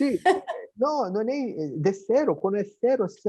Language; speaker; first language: Spanish; non-native, fluent; Portuguese